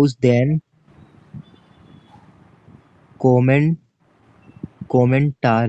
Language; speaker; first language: German; non-native, learner; Hindi